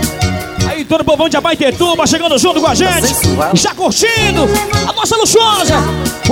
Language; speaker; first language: Portuguese; native; Portuguese